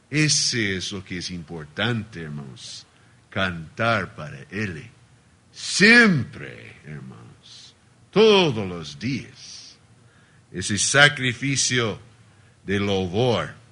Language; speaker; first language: Spanish; non-native, learner; Portuguese